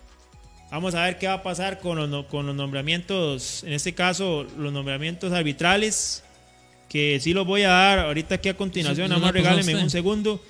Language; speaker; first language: Spanish; native; Spanish